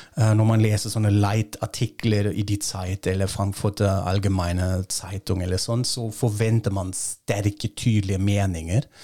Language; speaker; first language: Norwegian; non-native, fluent; German